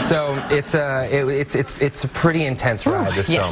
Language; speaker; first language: English; native; English